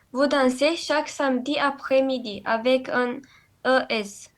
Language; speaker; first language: French; non-native, learner; Romanian